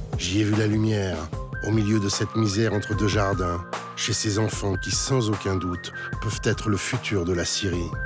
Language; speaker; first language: French; native; French